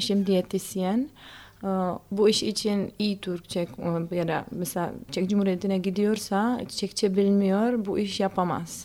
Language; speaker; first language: Turkish; non-native, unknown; Czech